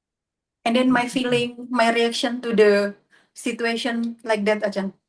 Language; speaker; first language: English; non-native, learner; Indonesian